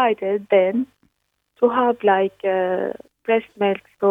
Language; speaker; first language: English; non-native, learner; Arabic